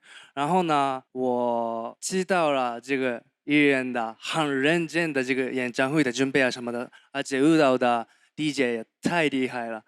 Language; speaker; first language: Chinese; non-native, learner; Japanese